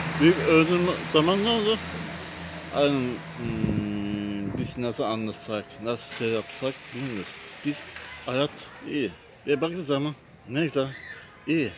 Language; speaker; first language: Turkish; non-native, learner; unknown